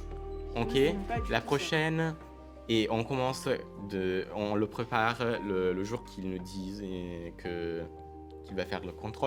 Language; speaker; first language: French; non-native, learner; Italian